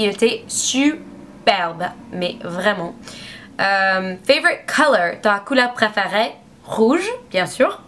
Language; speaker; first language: French; non-native, learner; English